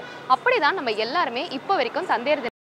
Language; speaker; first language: Tamil; native; Tamil